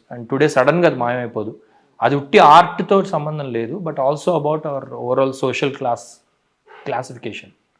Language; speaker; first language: Telugu; native; Telugu